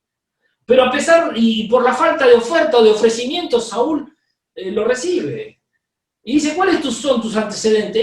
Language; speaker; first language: Spanish; native; Spanish